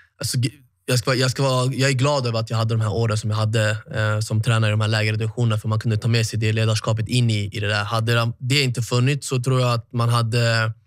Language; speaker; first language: Swedish; early bilingual, other home language; Tigrinya